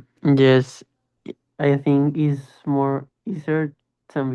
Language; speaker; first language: English; non-native, learner; Spanish